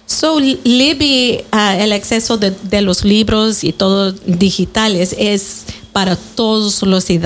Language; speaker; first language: Spanish; early bilingual, heritage; Spanish